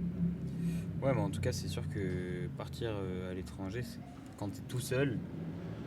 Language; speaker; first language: French; native; French